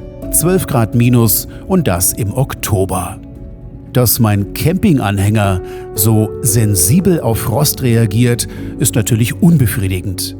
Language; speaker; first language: German; native; German